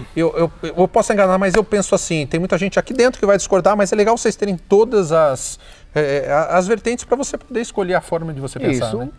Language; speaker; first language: Portuguese; native; Portuguese